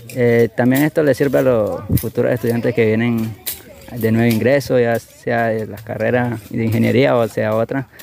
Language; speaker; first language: Spanish; non-native, local second language; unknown